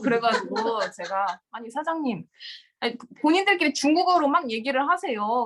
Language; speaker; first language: Korean; native; Korean